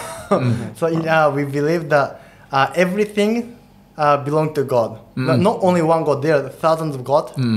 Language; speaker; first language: English; non-native, fluent; Japanese